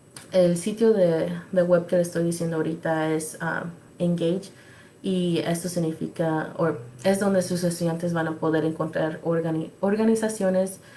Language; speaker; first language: Spanish; early bilingual, other home language; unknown